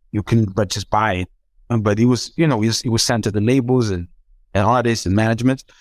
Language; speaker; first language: English; non-native, fluent; Croatian